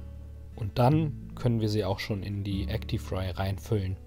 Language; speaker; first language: German; native; German